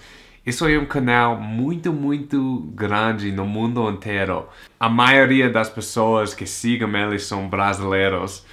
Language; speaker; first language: Portuguese; non-native, learner; English